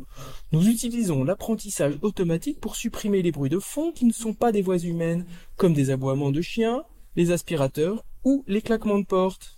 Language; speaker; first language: French; native; French